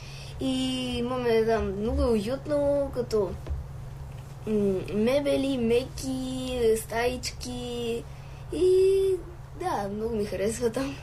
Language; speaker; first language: Bulgarian; early bilingual, other home language; Ukrainian